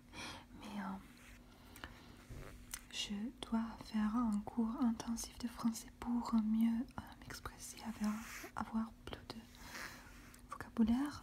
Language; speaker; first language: French; non-native, fluent; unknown